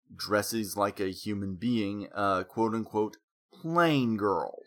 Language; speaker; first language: English; native; English